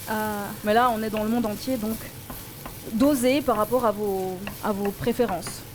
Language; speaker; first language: French; native; French